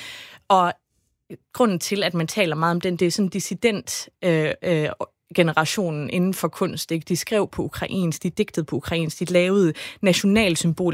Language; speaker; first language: Danish; native; Danish